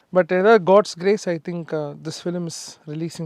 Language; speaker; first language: Tamil; non-native, learner; Malayalam